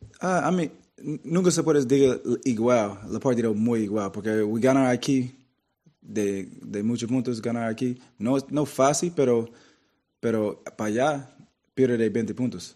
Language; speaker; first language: Spanish; non-native, learner; English